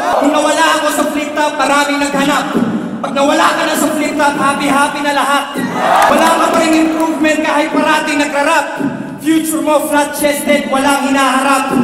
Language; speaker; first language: Filipino; native; Filipino